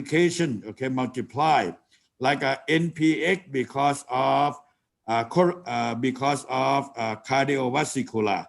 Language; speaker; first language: English; non-native, learner; Thai